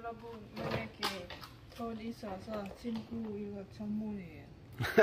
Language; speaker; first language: Korean; non-native, learner; Lao